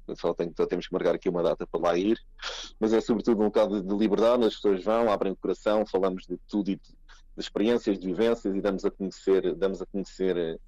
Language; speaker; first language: Portuguese; native; Portuguese